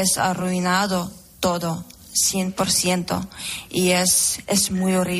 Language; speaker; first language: Spanish; non-native, learner; Ukrainian